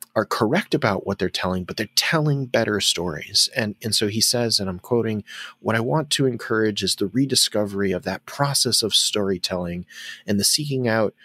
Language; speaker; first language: English; native; English